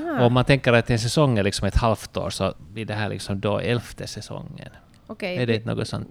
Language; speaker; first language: Swedish; native; Swedish